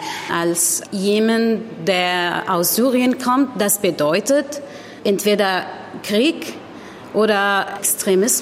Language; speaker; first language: German; non-native, learner; Arabic